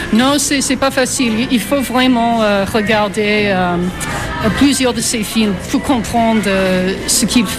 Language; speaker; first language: French; non-native, fluent; English